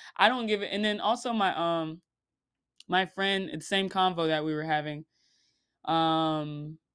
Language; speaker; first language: English; native; English